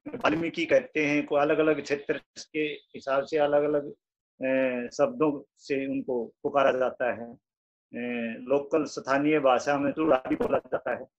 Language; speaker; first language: Hindi; native; Hindi